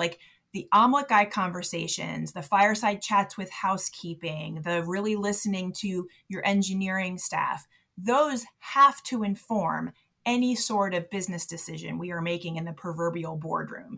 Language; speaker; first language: English; native; English